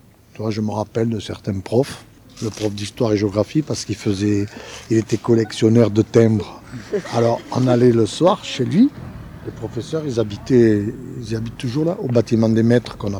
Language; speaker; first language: French; native; French